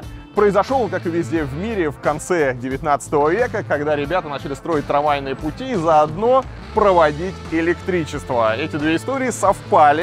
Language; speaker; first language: Russian; native; Russian